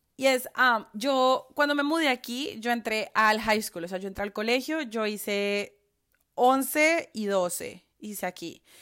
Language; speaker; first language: Spanish; native; Spanish